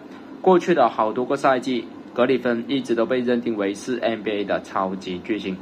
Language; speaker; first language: Chinese; native; Chinese